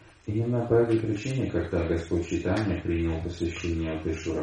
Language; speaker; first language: Russian; native; Russian